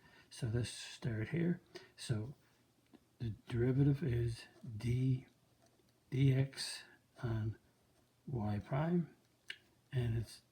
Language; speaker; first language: English; native; English